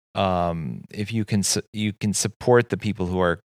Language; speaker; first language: English; native; English